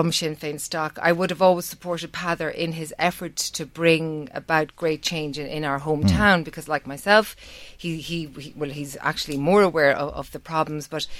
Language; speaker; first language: English; native; English